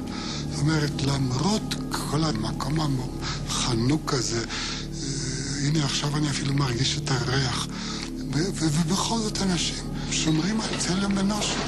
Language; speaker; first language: Hebrew; non-native, fluent; Yiddish